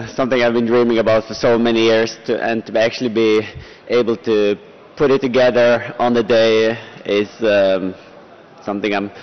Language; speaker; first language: English; non-native, fluent; Norwegian